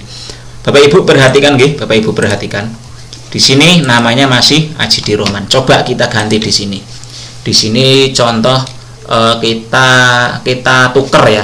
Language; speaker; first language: Indonesian; non-native, local second language; Javanese